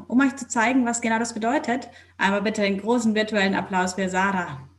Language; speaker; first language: German; native; German